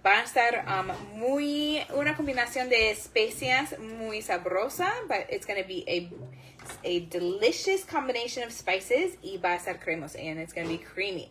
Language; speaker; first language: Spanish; non-native, learner; English